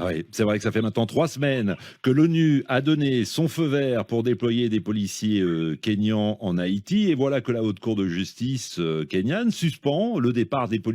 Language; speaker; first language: French; native; French